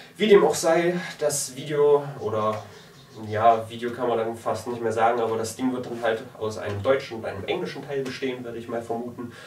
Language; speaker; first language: German; native; German